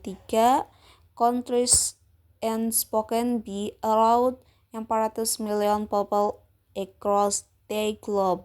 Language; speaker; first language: English; non-native, learner; Indonesian